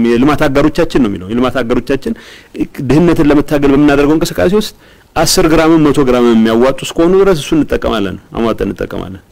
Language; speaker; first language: Amharic; non-native, local second language; Tigrinya